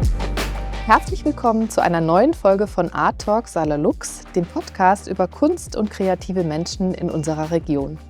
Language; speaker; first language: German; native; German